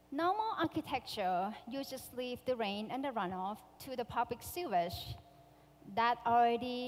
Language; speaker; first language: English; non-native, fluent; Thai